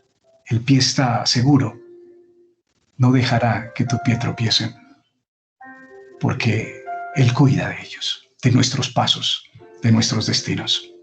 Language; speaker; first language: Spanish; native; Spanish